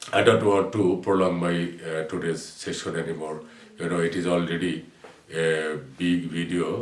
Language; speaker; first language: English; non-native, local second language; Bangla